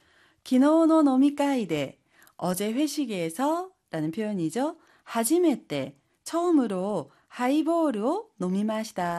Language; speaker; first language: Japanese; non-native, fluent; Korean